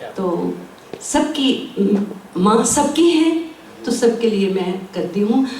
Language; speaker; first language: Hindi; native; Hindi